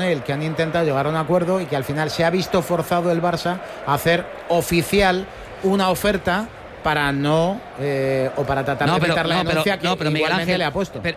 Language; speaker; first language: Spanish; native; Spanish